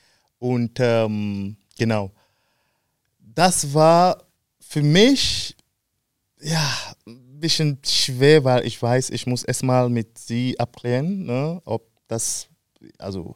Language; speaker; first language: German; non-native, fluent; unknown